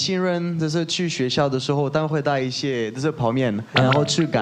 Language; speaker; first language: Chinese; non-native, fluent; French